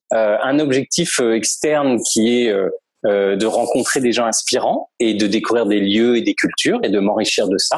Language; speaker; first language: French; native; French